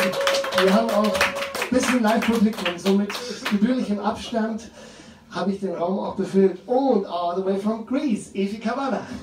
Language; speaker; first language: German; native; German